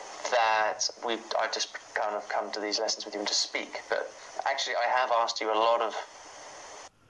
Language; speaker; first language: English; native; English